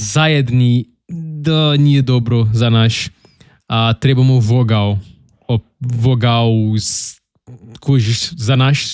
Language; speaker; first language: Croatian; non-native, learner; Portuguese